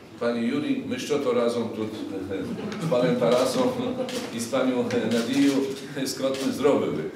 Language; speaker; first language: Polish; non-native, learner; Ukrainian